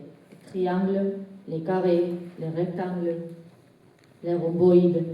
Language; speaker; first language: French; non-native, fluent; Spanish